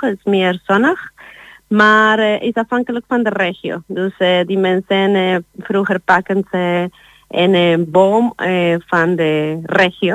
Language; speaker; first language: Dutch; non-native, learner; Spanish